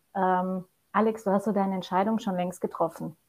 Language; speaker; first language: German; non-native, fluent; Polish